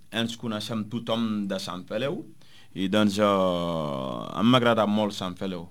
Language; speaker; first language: Catalan; non-native, learner; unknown